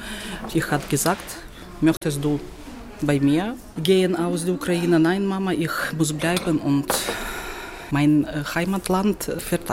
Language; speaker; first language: German; non-native, learner; Ukrainian